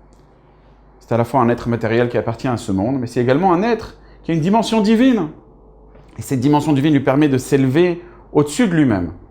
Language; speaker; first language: French; native; French